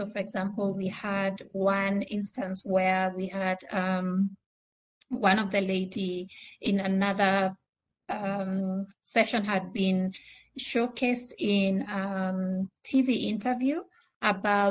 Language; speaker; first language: English; non-native, local second language; Swahili